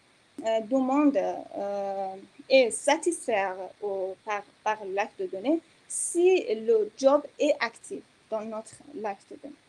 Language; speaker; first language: French; non-native, fluent; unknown